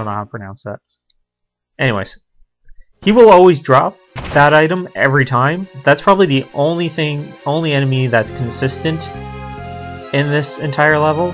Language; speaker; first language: English; native; English